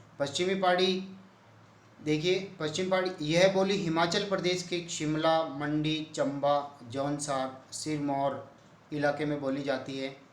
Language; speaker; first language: Hindi; native; Hindi